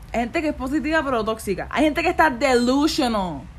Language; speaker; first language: Spanish; native; Spanish